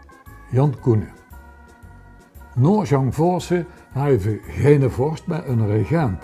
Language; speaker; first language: Dutch; native; Dutch